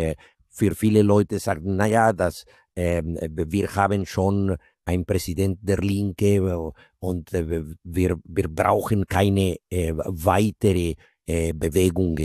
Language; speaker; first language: German; non-native, fluent; Spanish